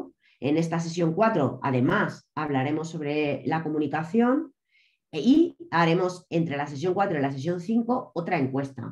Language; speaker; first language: Spanish; native; Spanish